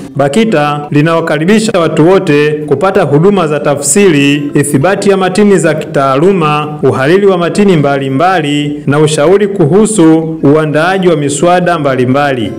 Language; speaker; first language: Swahili; native; Swahili